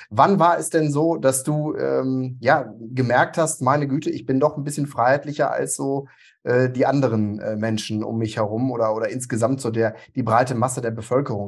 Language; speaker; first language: German; native; German